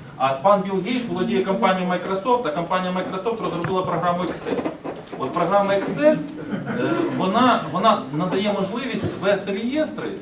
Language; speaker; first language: Ukrainian; native; Ukrainian